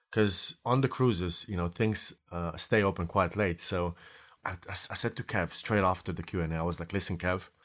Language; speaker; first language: English; non-native, fluent; Slovenian